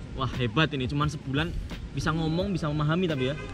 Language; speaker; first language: Indonesian; native; Indonesian